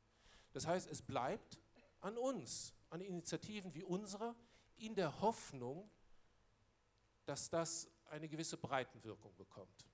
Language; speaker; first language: German; non-native, local second language; Luxembourgish